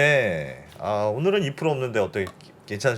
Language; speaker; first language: Korean; native; Korean